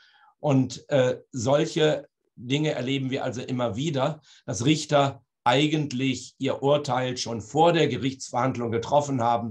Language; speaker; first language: German; native; German